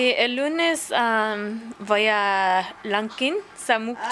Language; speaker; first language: Spanish; non-native, learner; English